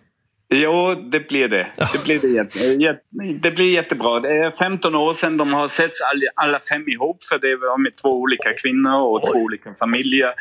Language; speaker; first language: Swedish; non-native, fluent; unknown